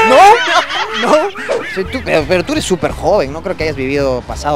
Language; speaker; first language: Spanish; native; Spanish